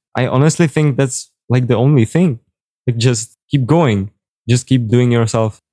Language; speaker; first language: English; non-native, fluent; Czech